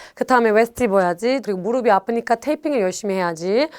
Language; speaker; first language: Korean; non-native, fluent; German